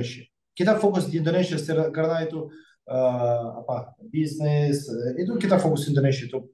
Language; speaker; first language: Indonesian; non-native, fluent; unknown